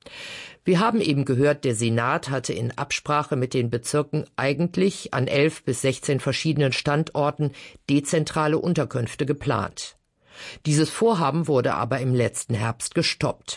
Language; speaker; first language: German; native; German